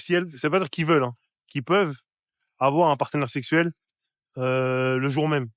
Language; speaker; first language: French; native; French